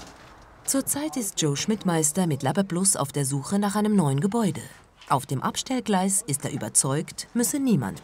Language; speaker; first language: German; native; German